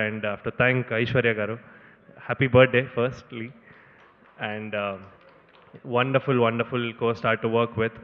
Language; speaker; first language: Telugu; non-native, learner; Kannada